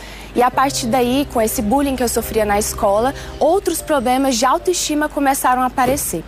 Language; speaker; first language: Portuguese; early bilingual, other home language; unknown